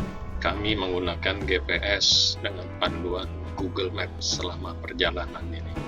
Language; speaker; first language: Indonesian; native; Indonesian